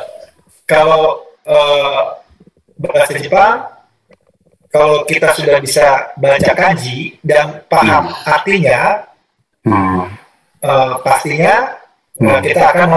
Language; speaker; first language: Indonesian; native; Indonesian